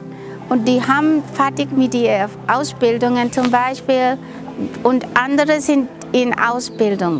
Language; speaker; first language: German; non-native, fluent; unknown